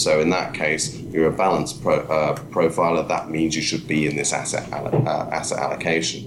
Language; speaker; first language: English; native; English